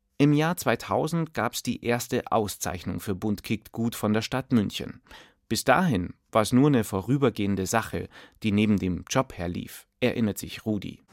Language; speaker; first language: German; native; German